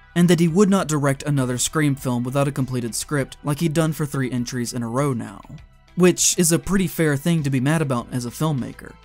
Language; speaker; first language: English; native; English